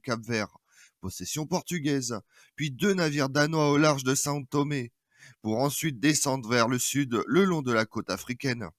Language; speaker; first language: French; native; French